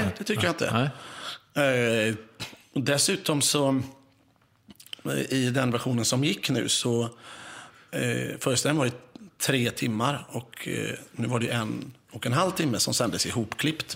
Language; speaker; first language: Swedish; native; Swedish